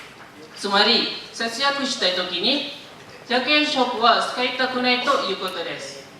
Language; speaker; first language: Japanese; non-native, learner; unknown